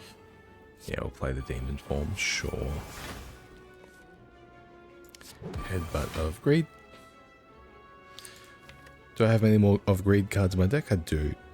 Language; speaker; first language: English; native; English